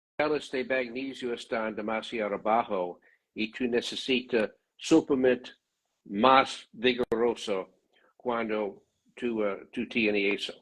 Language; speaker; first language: Spanish; non-native, learner; English